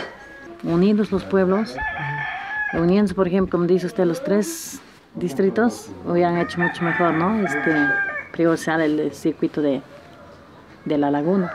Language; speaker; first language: Spanish; native; Spanish